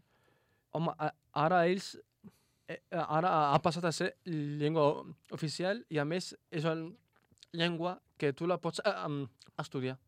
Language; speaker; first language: Catalan; non-native, fluent; Arabic